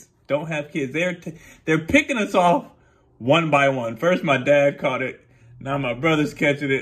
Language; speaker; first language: English; native; English